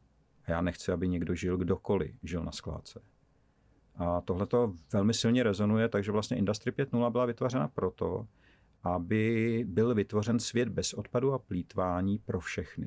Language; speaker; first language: Czech; native; Czech